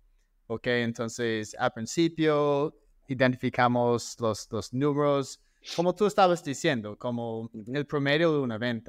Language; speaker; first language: Spanish; non-native, fluent; English